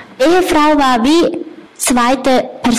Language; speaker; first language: German; non-native, learner; Thai